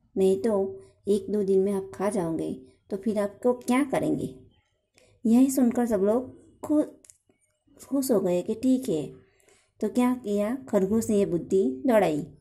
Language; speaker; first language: Hindi; non-native, local second language; Gujarati